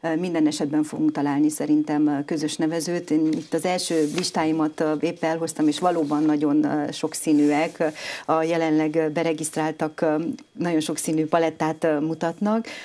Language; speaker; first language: Hungarian; native; Hungarian